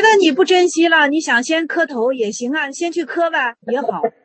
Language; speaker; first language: Chinese; native; Chinese